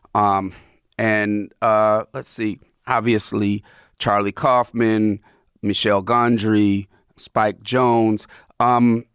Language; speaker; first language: English; native; English